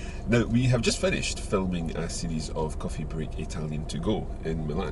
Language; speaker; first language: English; native; English